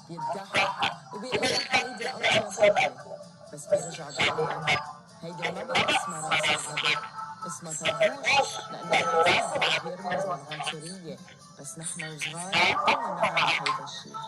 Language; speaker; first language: Arabic; early bilingual, heritage; Arabic